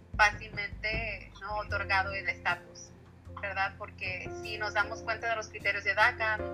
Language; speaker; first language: Spanish; early bilingual, heritage; Spanish